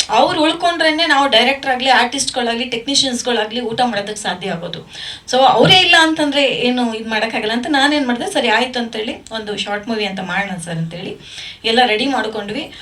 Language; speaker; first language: Kannada; native; Kannada